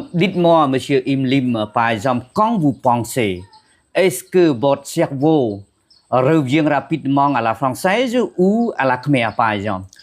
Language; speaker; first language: French; non-native, fluent; Khmer